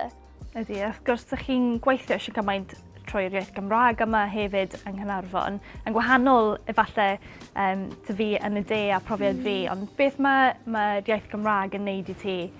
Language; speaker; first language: Welsh; native; Welsh